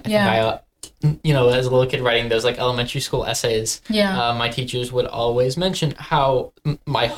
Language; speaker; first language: English; native; English